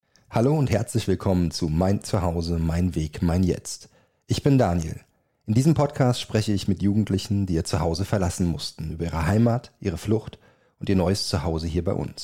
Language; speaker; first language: German; native; German